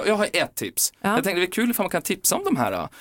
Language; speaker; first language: Swedish; native; Swedish